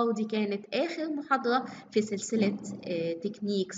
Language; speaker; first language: Arabic; native; Arabic